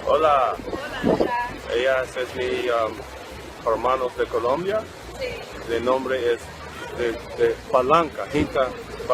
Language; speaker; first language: Spanish; non-native, learner; English